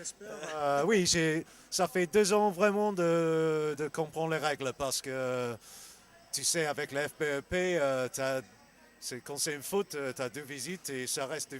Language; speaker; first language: French; non-native, learner; English